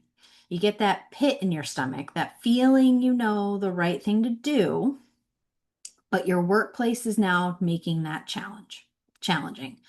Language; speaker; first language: English; native; English